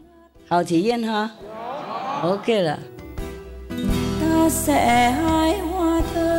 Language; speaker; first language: Chinese; non-native, fluent; Vietnamese